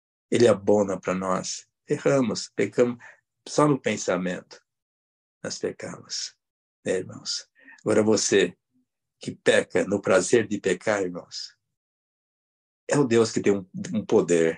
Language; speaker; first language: Portuguese; native; Portuguese